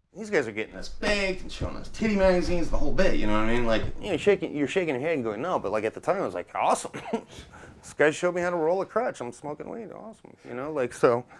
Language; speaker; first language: English; native; English